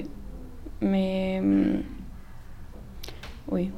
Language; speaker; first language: French; non-native, learner; Italian